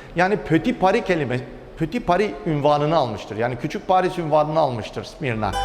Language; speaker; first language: Turkish; native; Turkish